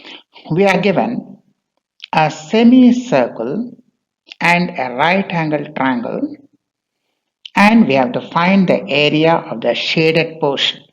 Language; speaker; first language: English; non-native, local second language; Bangla